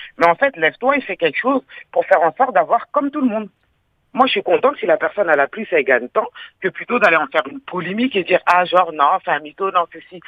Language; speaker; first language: French; native; French